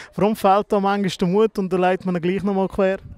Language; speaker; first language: German; native; German